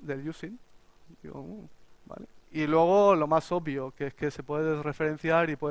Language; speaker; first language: Spanish; native; Spanish